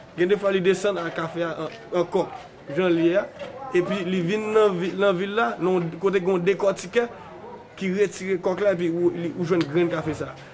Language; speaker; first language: Haitian Creole; native; Haitian Creole